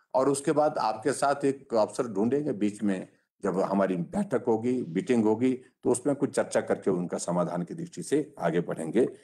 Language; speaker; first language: Hindi; native; Hindi